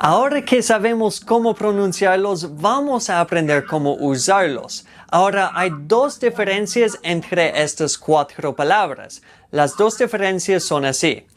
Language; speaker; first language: Spanish; non-native, fluent; English